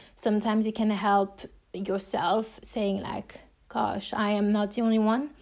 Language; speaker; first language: English; non-native, fluent; French